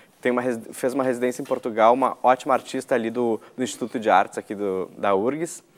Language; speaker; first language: Portuguese; native; Portuguese